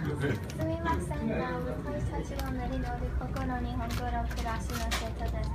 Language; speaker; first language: Japanese; non-native, learner; English